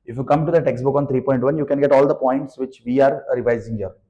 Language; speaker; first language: English; non-native, local second language; Marathi